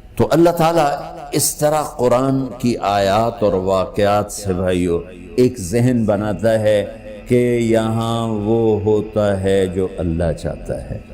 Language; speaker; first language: Urdu; non-native, local second language; Punjabi